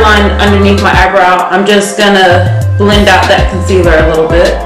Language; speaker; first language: English; native; English